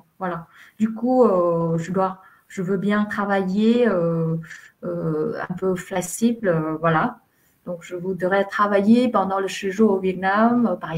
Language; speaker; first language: French; non-native, fluent; Vietnamese